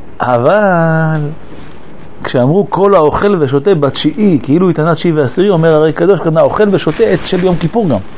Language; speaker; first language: Hebrew; early bilingual, other home language; French